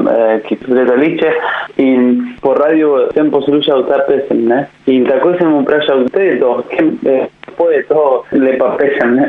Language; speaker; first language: Slovenian; non-native, learner; Spanish